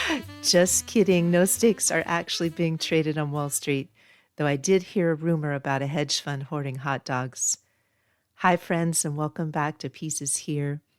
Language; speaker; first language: English; native; English